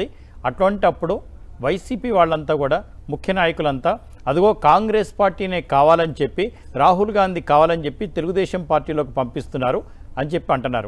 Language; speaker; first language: Telugu; native; Telugu